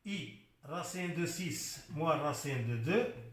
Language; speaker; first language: French; non-native, local second language; Arabic